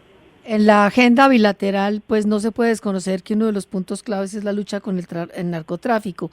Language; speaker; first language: Spanish; native; Spanish